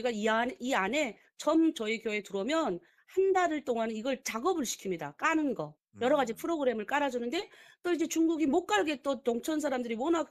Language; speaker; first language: Korean; native; Korean